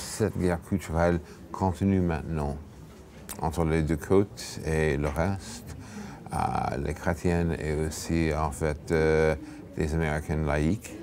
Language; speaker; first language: French; non-native, fluent; English